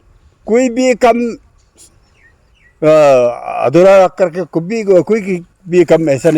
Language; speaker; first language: Hindi; non-native, local second language; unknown